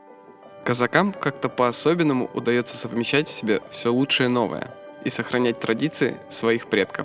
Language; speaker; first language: Russian; native; Russian